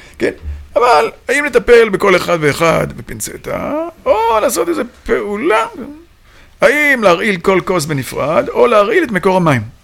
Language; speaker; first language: Hebrew; native; Hebrew